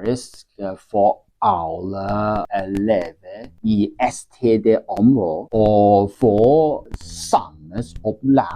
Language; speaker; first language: Norwegian; non-native, learner; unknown